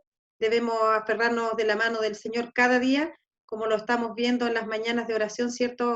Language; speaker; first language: Spanish; native; Spanish